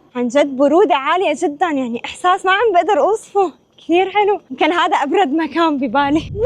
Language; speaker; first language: Arabic; native; Arabic